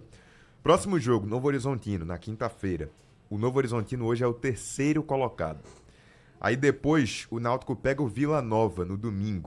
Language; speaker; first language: Portuguese; native; Portuguese